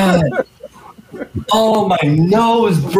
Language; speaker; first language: English; native; English